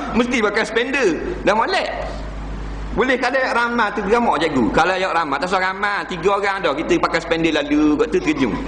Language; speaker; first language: Malay; native; Malay